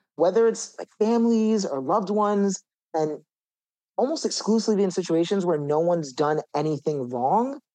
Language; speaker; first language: English; native; English